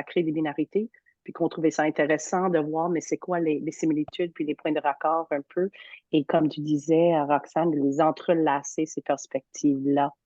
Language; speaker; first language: French; native; French